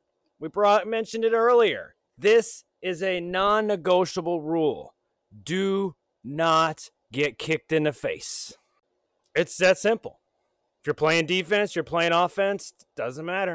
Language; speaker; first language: English; native; English